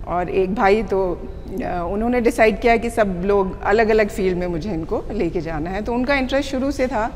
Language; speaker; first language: Hindi; native; Hindi